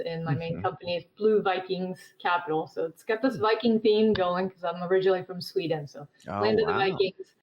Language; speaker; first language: English; native; English